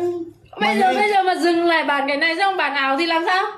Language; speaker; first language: Vietnamese; native; Vietnamese